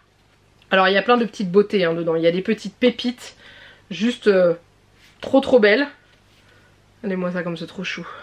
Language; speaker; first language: French; native; French